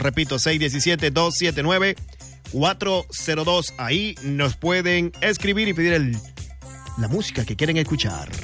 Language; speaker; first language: Spanish; native; Spanish